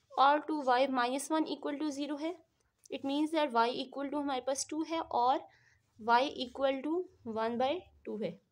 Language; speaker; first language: Urdu; non-native, local second language; Punjabi